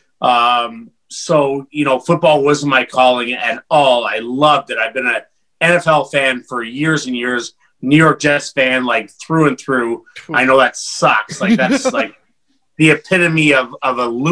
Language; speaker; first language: English; native; English